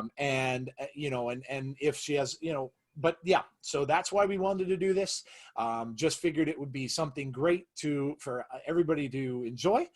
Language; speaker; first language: English; native; English